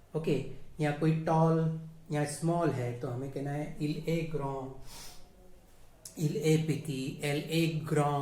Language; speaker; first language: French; non-native, fluent; Hindi